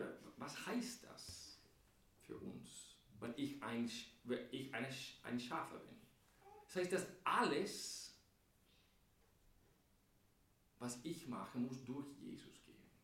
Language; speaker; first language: German; non-native, fluent; English